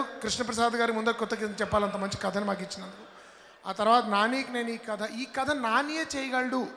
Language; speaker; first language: Telugu; native; Telugu